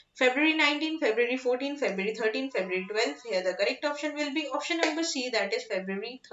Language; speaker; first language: English; non-native, local second language; Hindi